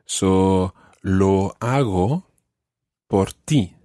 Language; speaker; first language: Spanish; non-native, fluent; English